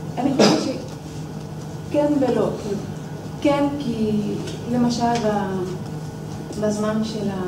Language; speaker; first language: Hebrew; non-native, fluent; Spanish